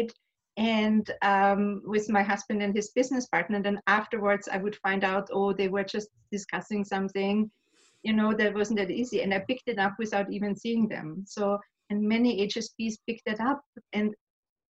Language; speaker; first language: English; non-native, fluent; German